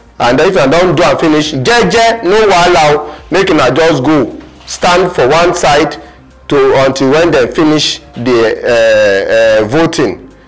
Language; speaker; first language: Nigerian Pidgin; non-native, local second language; Yoruba